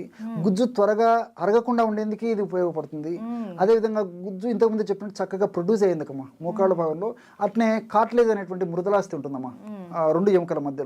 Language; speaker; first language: Telugu; native; Telugu